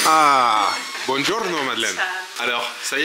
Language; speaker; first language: French; native; French